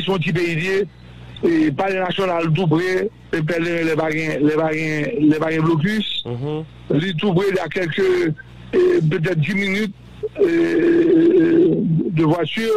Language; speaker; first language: French; non-native, local second language; Haitian Creole